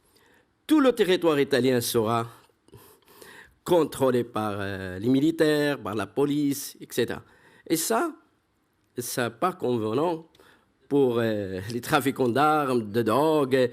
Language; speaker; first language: French; non-native, fluent; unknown